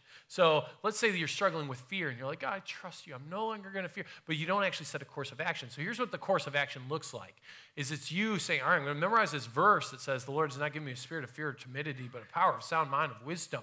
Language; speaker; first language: English; native; English